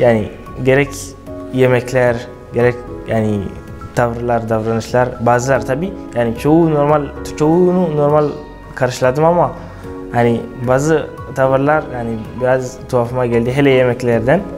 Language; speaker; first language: Turkish; non-native, fluent; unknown